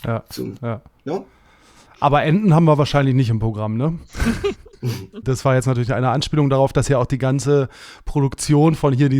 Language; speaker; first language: German; native; German